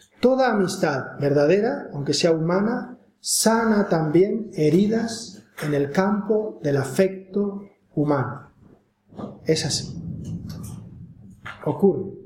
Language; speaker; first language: Spanish; native; Spanish